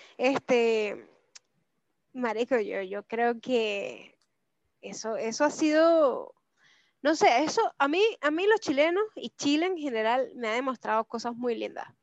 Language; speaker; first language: Spanish; native; Spanish